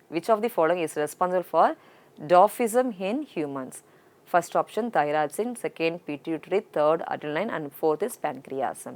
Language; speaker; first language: English; non-native, local second language; Tamil